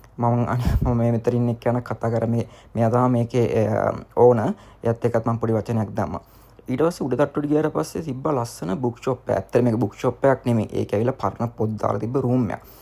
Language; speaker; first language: Sinhala; native; Sinhala